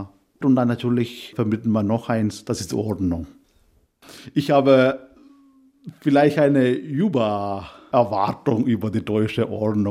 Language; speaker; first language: German; non-native, fluent; Malayalam